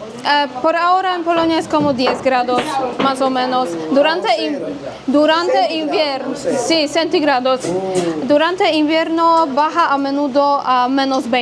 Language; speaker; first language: Spanish; non-native, fluent; Polish